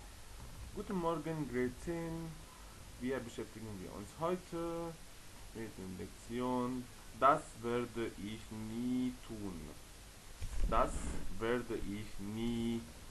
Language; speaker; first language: German; non-native, fluent; Arabic